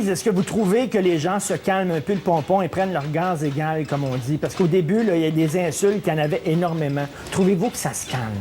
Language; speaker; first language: French; native; French